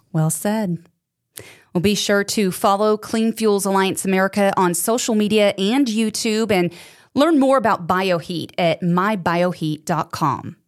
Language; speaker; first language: English; native; English